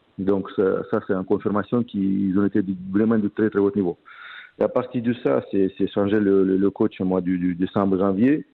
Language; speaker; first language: French; non-native, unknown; Romanian